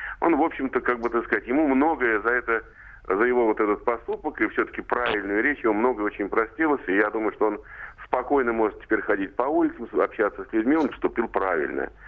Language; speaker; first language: Russian; native; Russian